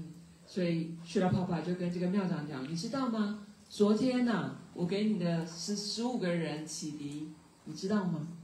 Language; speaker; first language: Chinese; native; Chinese